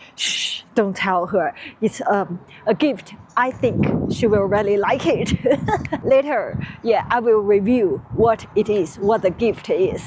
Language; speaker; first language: English; non-native, learner; Chinese